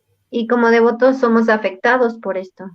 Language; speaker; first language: Spanish; native; Spanish